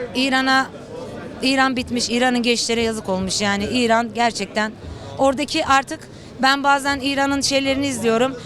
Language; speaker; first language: Turkish; non-native, fluent; Persian